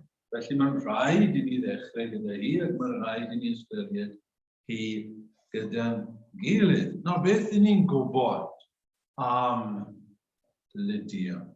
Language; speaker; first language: Welsh; native; Welsh